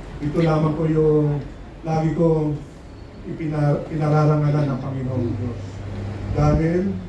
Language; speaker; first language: Filipino; native; Filipino